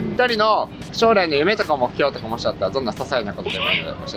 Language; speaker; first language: Japanese; native; Japanese